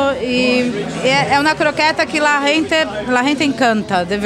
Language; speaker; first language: Spanish; non-native, learner; Portuguese